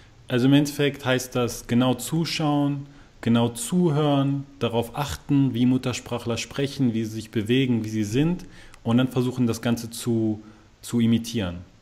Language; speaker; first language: German; native; German